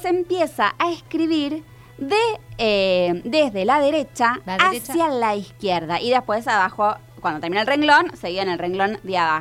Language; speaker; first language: Spanish; native; Spanish